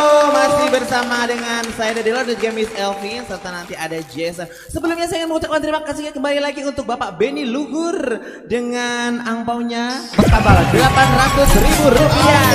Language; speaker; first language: Indonesian; native; Indonesian